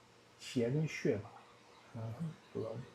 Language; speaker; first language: Chinese; non-native, learner; Dutch